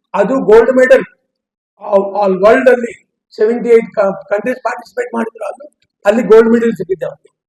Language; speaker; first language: Kannada; non-native, learner; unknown